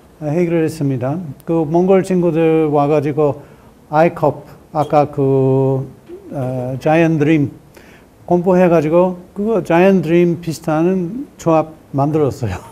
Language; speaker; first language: Korean; non-native, learner; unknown